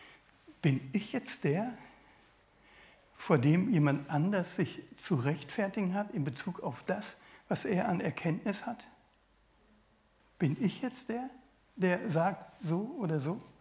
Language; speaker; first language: German; native; German